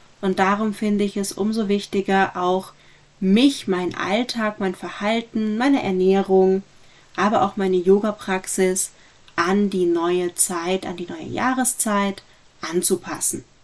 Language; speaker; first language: German; native; German